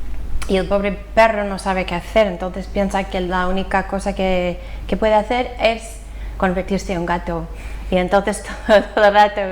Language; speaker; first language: Spanish; non-native, fluent; English